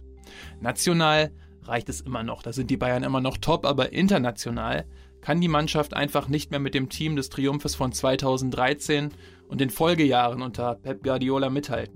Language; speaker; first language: German; native; German